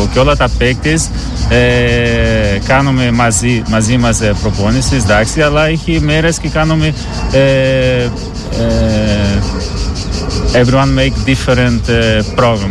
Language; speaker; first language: Greek; non-native, learner; Portuguese